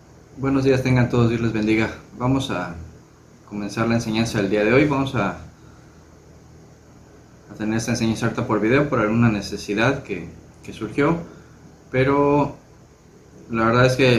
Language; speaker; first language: Spanish; native; Spanish